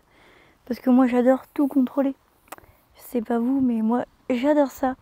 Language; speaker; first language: French; native; French